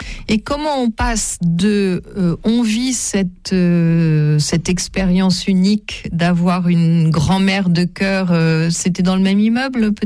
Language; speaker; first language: French; native; French